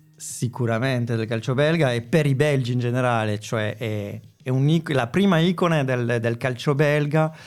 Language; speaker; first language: Italian; non-native, fluent; French